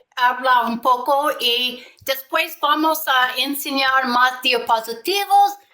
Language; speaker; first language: Spanish; non-native, learner; English